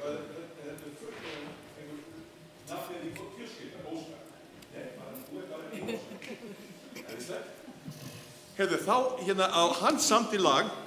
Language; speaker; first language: Icelandic; non-native, fluent; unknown